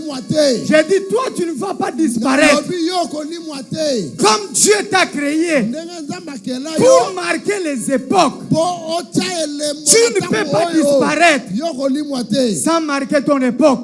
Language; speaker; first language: French; non-native, local second language; Lingala